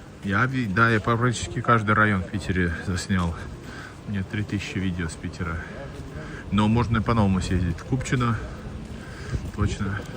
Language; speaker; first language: Russian; early bilingual, heritage; Russian